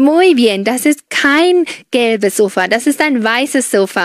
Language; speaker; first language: German; non-native, fluent; Spanish